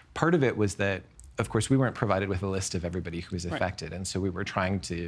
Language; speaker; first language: English; native; English